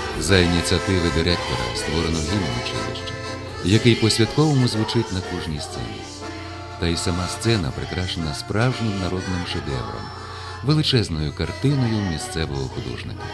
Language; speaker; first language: Ukrainian; native; Ukrainian